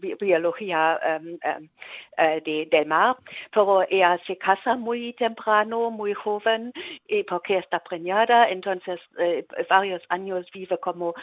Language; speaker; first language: Spanish; non-native, learner; German